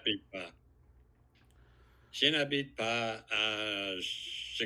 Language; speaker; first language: French; non-native, learner; English